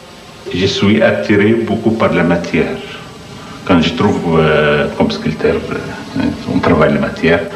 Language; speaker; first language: French; non-native, fluent; Arabic